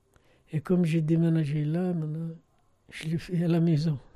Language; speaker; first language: French; non-native, fluent; Arabic